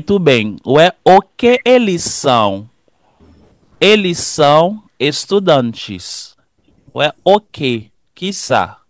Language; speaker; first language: Portuguese; non-native, fluent; Haitian Creole